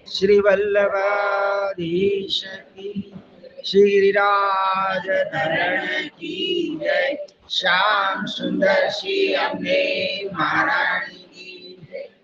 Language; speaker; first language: Hindi; non-native, local second language; Gujarati